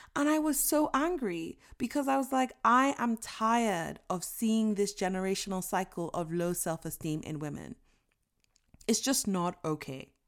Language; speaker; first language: English; non-native, local second language; Yoruba